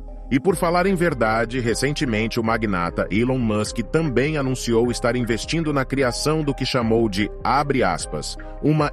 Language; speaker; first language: Portuguese; native; Portuguese